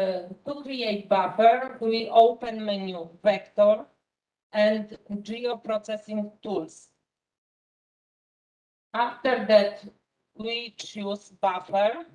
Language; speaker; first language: English; non-native, fluent; Polish